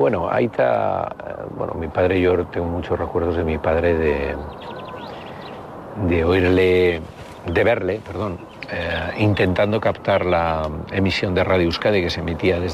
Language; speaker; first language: Spanish; native; Spanish